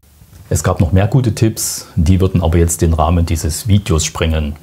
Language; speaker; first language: German; native; German